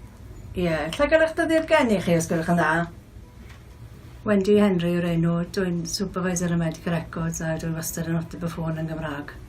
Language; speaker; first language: Welsh; native; Welsh